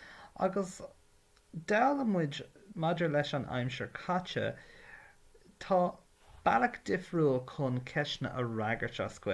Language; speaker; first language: Irish; non-native, local second language; English